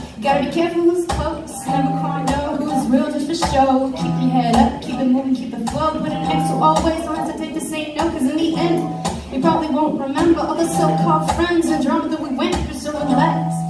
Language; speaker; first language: English; native; English